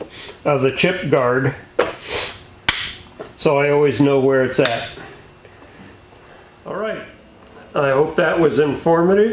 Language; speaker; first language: English; native; English